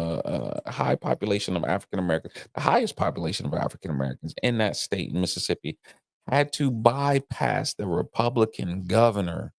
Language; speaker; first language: English; native; English